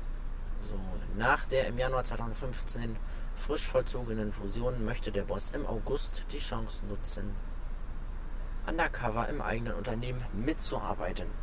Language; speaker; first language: German; native; German